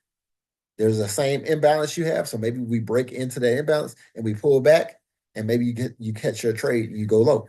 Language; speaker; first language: English; native; English